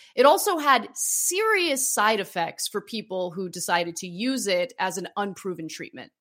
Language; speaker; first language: English; early bilingual, other home language; Armenian